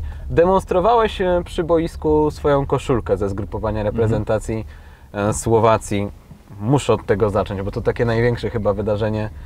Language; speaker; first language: Polish; native; Polish